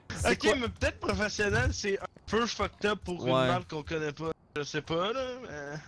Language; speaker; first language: French; native; French